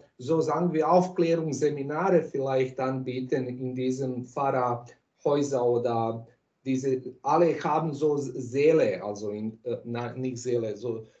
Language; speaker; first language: German; non-native, fluent; Croatian